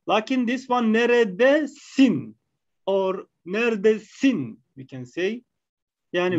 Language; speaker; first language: English; non-native, learner; Arabic